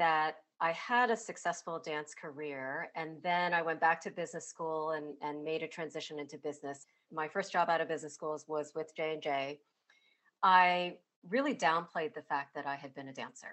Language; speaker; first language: English; native; English